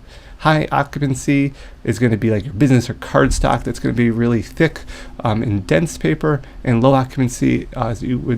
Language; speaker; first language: English; native; English